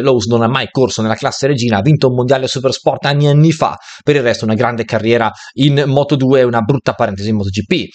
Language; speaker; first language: Italian; native; Italian